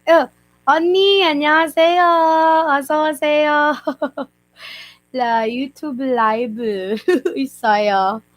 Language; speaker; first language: Korean; non-native, learner; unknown